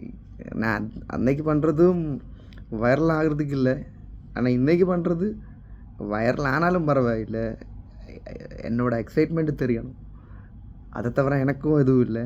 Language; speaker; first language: Tamil; non-native, local second language; Malayalam